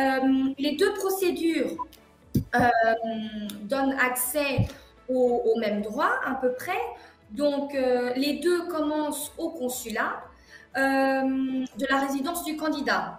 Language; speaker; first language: French; non-native, fluent; Portuguese